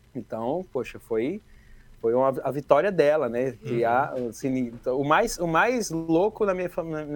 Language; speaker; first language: Portuguese; native; Portuguese